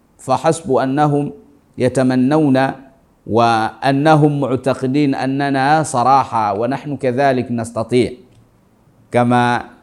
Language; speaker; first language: Arabic; non-native, fluent; Swahili